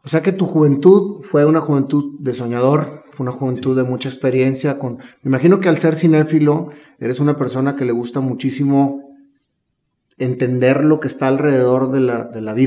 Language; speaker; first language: Spanish; native; Spanish